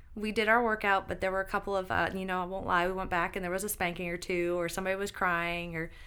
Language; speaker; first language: English; native; English